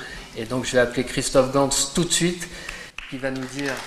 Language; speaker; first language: French; native; French